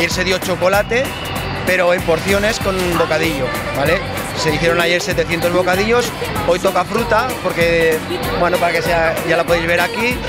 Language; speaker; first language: Spanish; native; Spanish